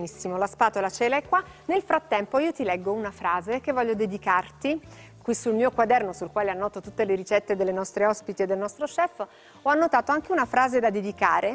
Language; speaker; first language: Italian; native; Italian